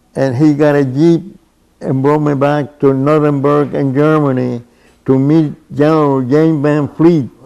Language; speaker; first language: English; non-native, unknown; Spanish